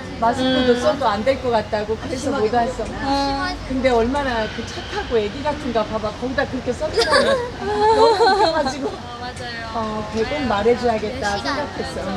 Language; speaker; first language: Korean; native; Korean